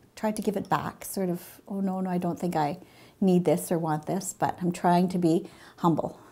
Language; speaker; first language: English; native; English